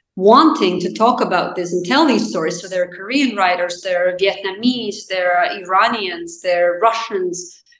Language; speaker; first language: English; non-native, fluent; Azerbaijani